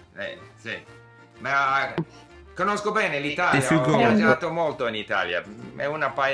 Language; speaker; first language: Italian; non-native, fluent; English